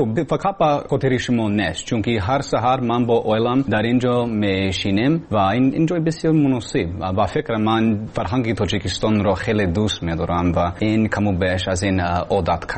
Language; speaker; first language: Tajik; non-native, learner; English